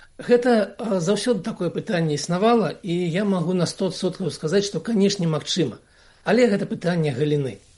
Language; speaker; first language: Belarusian; non-native, local second language; Russian